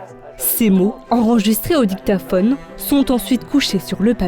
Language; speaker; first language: French; native; French